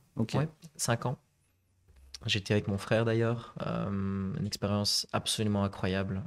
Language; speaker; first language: French; native; French